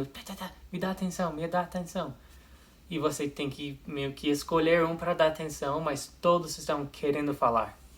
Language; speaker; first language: Portuguese; non-native, fluent; English